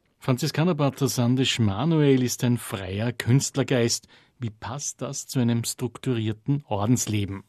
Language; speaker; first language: German; native; German